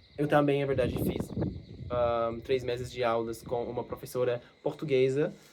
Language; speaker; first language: Portuguese; non-native, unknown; English